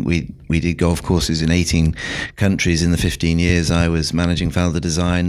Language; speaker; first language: English; native; English